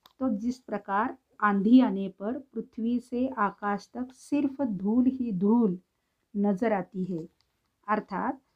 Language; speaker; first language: Hindi; non-native, local second language; Marathi